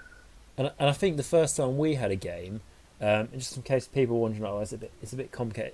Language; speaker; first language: English; native; English